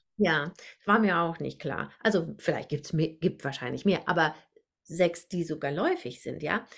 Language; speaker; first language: German; native; German